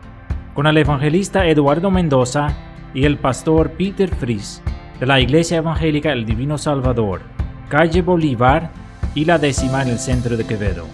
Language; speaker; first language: Spanish; native; Spanish